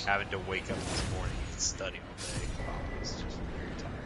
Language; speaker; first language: English; native; English